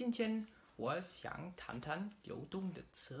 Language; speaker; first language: Chinese; non-native, learner; German